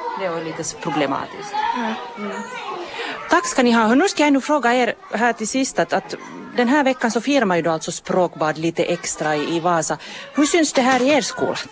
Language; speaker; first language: Swedish; native; Swedish